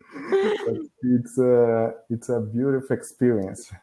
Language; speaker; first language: English; non-native, learner; Portuguese